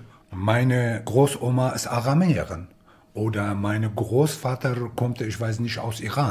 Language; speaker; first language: German; non-native, learner; Kurdish